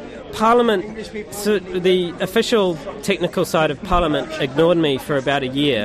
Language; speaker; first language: English; native; English